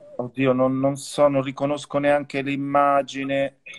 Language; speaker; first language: Italian; native; Italian